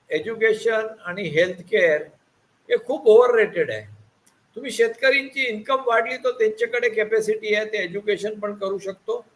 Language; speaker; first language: Marathi; non-native, local second language; Gujarati